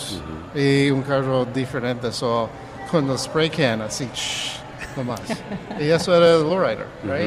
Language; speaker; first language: Spanish; early bilingual, heritage; English